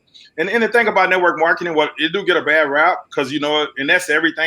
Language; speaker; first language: English; native; English